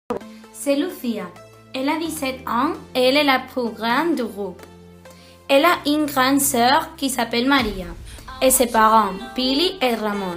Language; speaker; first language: French; non-native, learner; Spanish